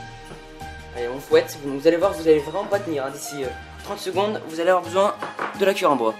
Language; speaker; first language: French; native; French